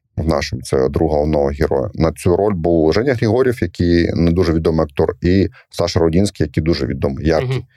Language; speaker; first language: Ukrainian; non-native, local second language; Russian